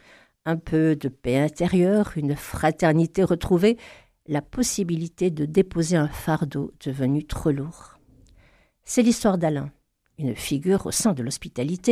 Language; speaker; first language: French; native; French